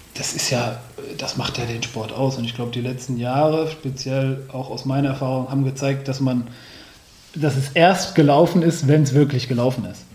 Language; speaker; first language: German; native; German